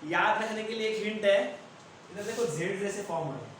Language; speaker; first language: Hindi; non-native, local second language; Marathi